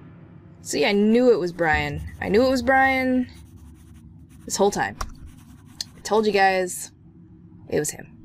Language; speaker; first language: English; native; English